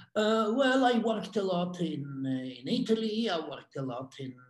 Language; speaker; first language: English; non-native, fluent; Russian